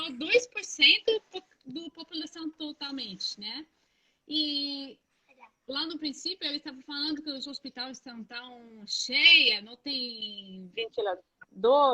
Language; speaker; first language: Portuguese; non-native, fluent; English